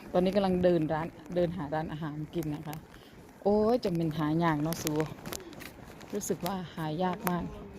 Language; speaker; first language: Thai; native; Thai